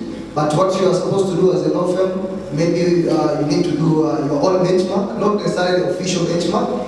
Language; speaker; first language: English; non-native, local second language; Swahili